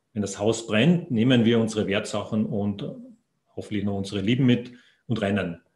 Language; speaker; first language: German; native; German